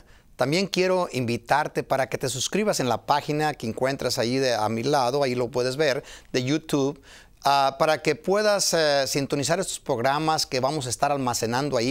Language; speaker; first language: Spanish; native; Spanish